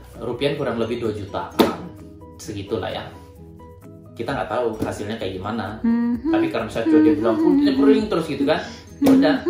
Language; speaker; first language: Indonesian; native; Indonesian